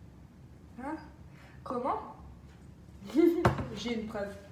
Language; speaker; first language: French; native; French